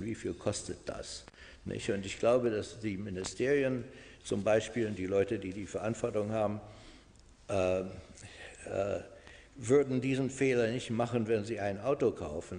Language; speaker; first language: German; non-native, fluent; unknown